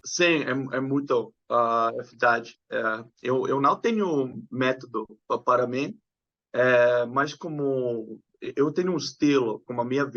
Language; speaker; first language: Portuguese; non-native, learner; Dutch